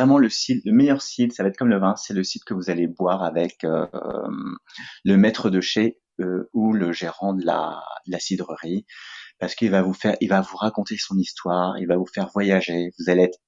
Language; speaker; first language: French; native; French